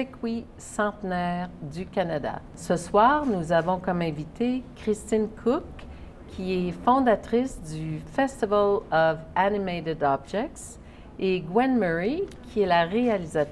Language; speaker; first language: French; native; French